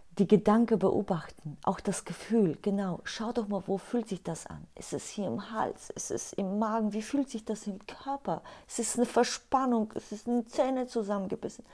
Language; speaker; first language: German; non-native, fluent; Bulgarian